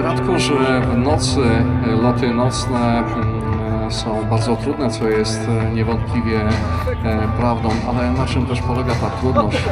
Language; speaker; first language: Polish; native; Polish